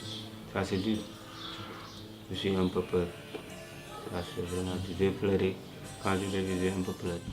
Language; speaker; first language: French; non-native, local second language; Wolof